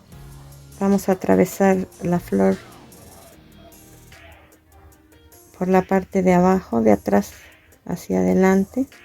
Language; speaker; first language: Spanish; native; Spanish